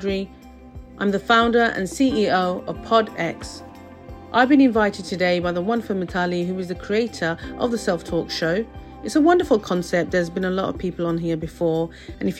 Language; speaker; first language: English; native; English